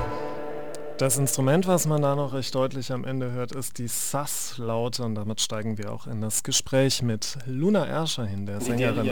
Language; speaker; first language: German; native; German